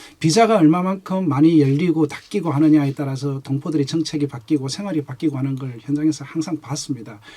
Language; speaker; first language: Korean; native; Korean